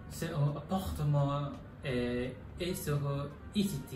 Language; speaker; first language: French; non-native, learner; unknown